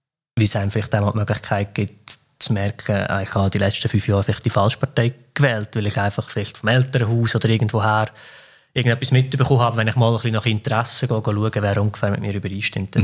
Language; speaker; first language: German; native; German